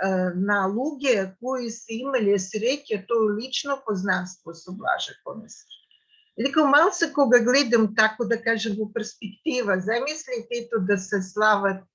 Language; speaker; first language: Macedonian; non-native, fluent; Russian